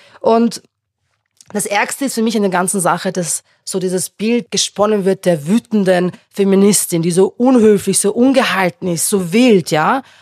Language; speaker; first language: German; non-native, local second language; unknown